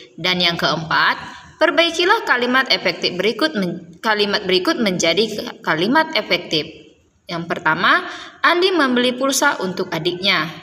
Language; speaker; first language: Indonesian; native; Indonesian